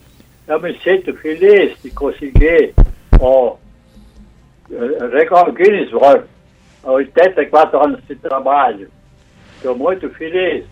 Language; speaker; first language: Portuguese; non-native, local second language; German